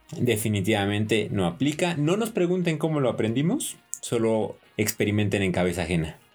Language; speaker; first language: Spanish; native; Spanish